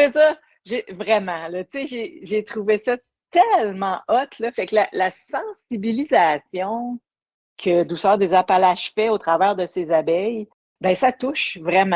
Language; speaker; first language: French; native; French